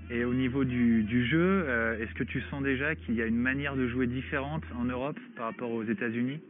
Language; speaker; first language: French; native; French